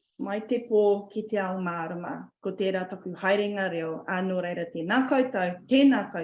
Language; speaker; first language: Māori; non-native, local second language; English